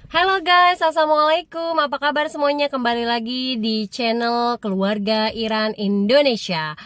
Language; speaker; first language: Indonesian; native; Indonesian